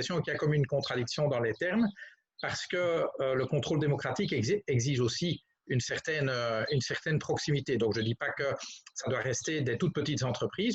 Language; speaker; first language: French; native; French